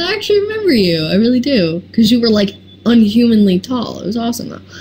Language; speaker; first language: English; native; English